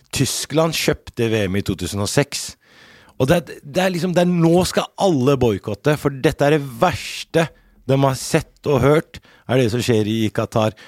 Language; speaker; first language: Norwegian; early bilingual, other home language; Arabic